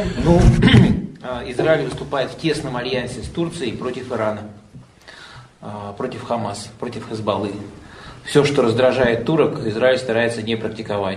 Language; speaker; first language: Russian; native; Russian